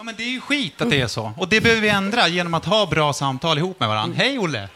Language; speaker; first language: Swedish; native; Swedish